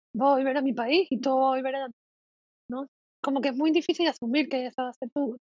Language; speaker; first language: Spanish; native; Spanish